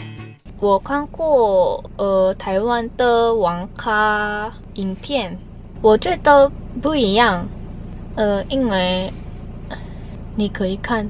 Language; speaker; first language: Chinese; non-native, learner; Korean